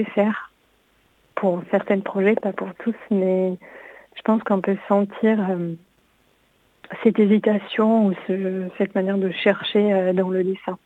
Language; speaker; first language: French; non-native, fluent; Hebrew